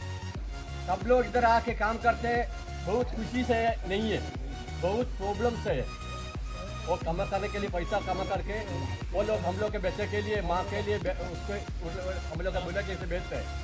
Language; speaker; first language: Hindi; non-native, local second language; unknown